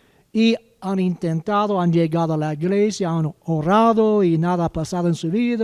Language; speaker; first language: Spanish; non-native, learner; English